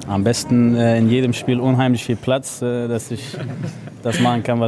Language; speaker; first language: German; native; German